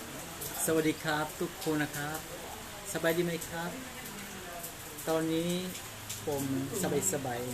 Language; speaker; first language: Thai; non-native, fluent; Filipino